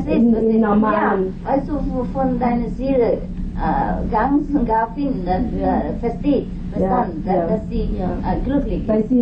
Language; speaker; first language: German; non-native, learner; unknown